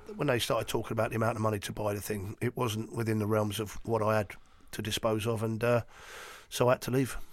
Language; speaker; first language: English; native; English